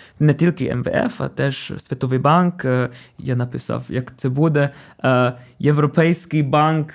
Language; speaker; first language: Ukrainian; non-native, fluent; English